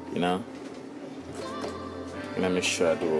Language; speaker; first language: English; non-native, learner; Haitian Creole